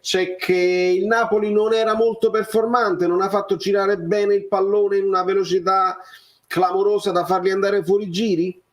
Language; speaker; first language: Italian; native; Italian